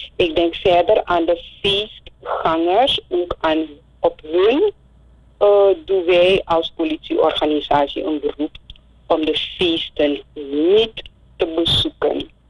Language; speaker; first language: Dutch; native; Dutch